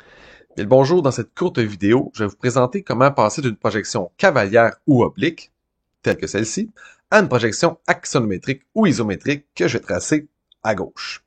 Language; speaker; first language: French; native; French